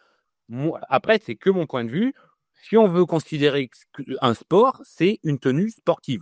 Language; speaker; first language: French; native; French